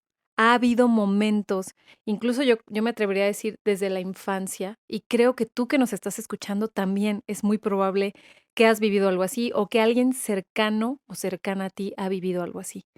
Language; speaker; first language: Spanish; native; Spanish